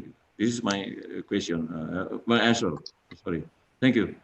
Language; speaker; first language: English; non-native, fluent; Indonesian